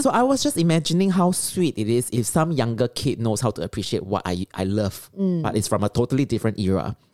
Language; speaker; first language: English; non-native, local second language; Chinese